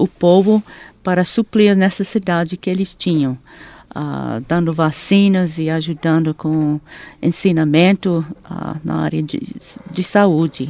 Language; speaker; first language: Portuguese; non-native, fluent; English